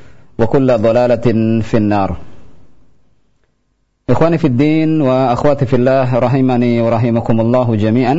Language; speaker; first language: Arabic; non-native, fluent; Indonesian